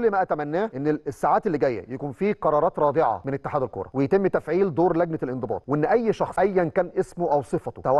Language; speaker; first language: Arabic; native; Arabic